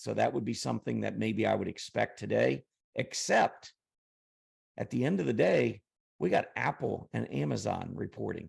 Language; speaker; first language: English; native; English